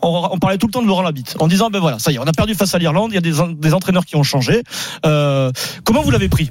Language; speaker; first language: French; native; French